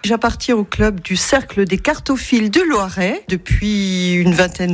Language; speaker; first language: French; native; French